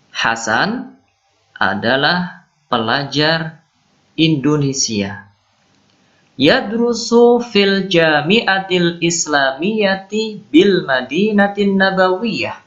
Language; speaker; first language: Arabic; non-native, fluent; Indonesian